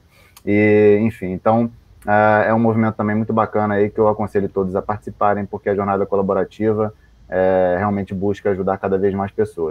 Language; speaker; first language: Portuguese; native; Portuguese